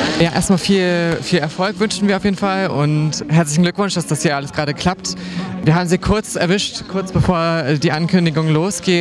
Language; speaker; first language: German; native; German